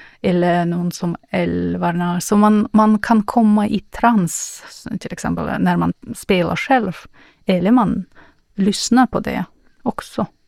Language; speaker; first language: Swedish; non-native, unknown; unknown